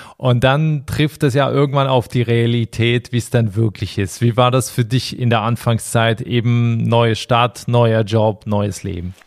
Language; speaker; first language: German; native; German